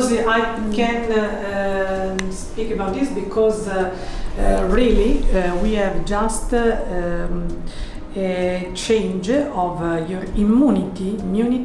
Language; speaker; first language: English; non-native, learner; Italian